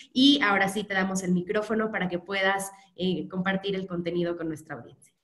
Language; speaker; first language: Spanish; native; Spanish